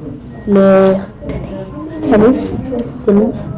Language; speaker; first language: French; non-native, learner; English